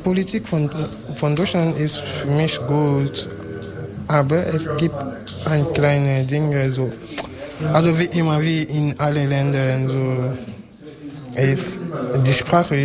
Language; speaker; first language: German; non-native, learner; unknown